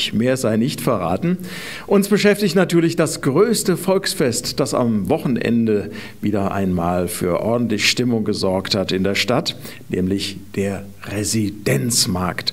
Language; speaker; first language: German; native; German